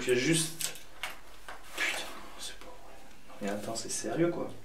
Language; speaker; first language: French; native; French